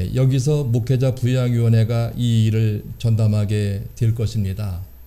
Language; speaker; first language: Korean; native; Korean